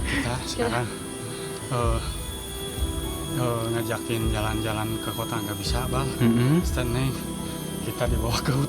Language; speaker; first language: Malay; non-native, local second language; Sundanese